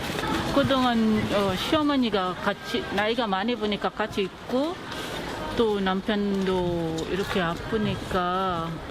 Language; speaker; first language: Korean; non-native, learner; Filipino